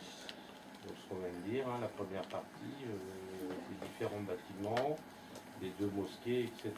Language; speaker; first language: French; native; French